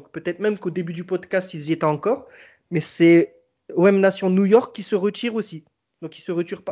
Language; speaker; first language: French; native; French